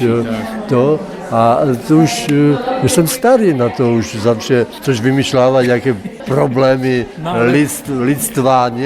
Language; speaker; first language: Polish; non-native, learner; Czech